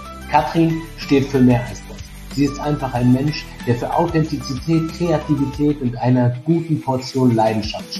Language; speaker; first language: German; native; German